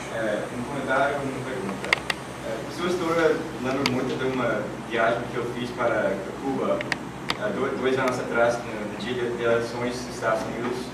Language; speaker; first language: Portuguese; non-native, learner; English